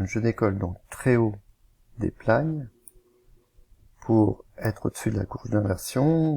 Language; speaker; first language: French; native; French